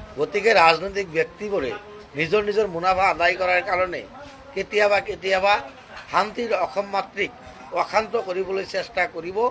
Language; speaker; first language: Assamese; non-native, local second language; Bangla